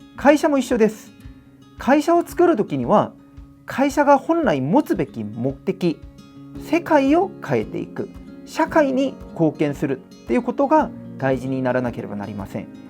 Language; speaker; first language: Japanese; non-native, fluent; Korean